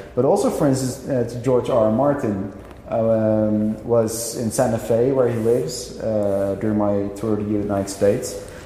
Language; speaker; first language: English; non-native, fluent; Dutch